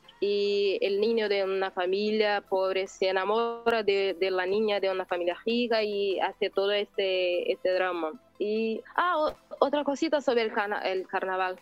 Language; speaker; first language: Spanish; non-native, learner; Portuguese